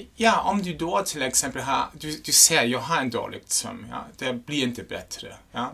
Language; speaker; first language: Swedish; non-native, fluent; German